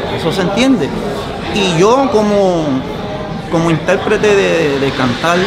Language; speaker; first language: Spanish; early bilingual, heritage; Spanish